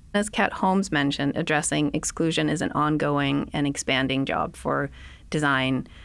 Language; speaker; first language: English; non-native, fluent; Danish